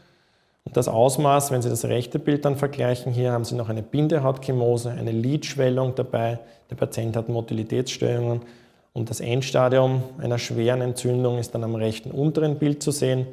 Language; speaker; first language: German; native; German